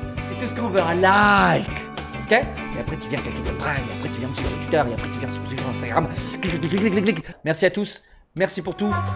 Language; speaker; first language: French; native; French